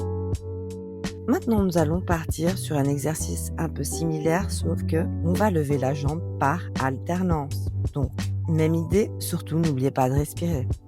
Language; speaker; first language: French; native; French